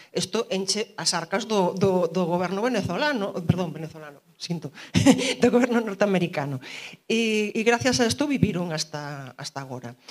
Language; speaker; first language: Galician; early bilingual, other home language; Spanish